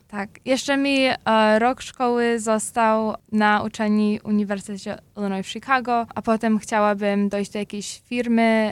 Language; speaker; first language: Polish; early bilingual, heritage; Polish